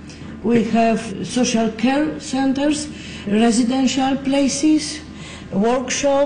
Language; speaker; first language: English; non-native, learner; Polish